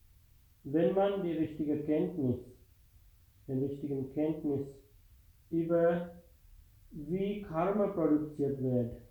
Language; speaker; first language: German; non-native, fluent; Sinhala